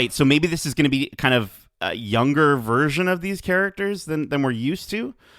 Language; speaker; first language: English; native; English